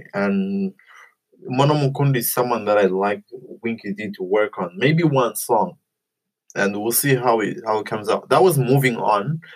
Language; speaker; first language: English; non-native, local second language; Shona